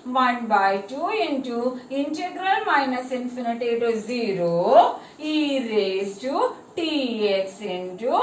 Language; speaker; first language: English; non-native, local second language; Malayalam